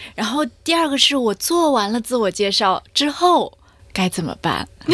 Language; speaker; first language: Chinese; native; Chinese